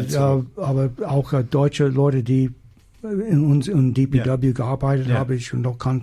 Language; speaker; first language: German; non-native, learner; English